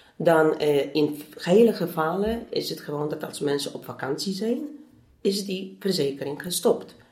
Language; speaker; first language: Dutch; non-native, fluent; Polish